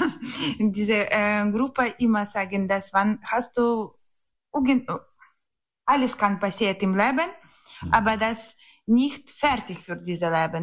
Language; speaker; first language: German; non-native, learner; Ukrainian